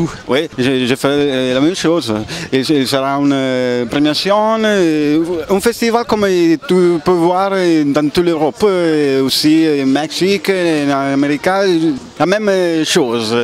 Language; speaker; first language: French; non-native, learner; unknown